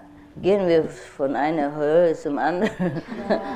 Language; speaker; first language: German; non-native, learner; Vietnamese